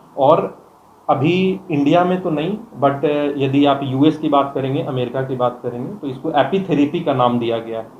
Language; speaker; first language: Hindi; native; Hindi